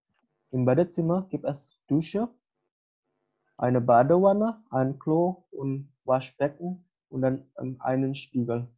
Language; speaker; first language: German; non-native, fluent; Indonesian